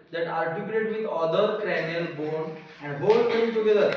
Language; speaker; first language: English; non-native, local second language; Marathi